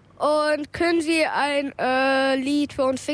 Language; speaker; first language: German; non-native, learner; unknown